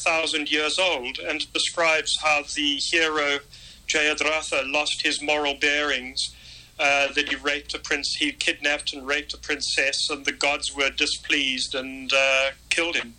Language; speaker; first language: English; native; English